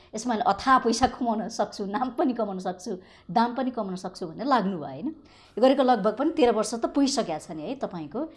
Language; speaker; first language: Nepali; native; Nepali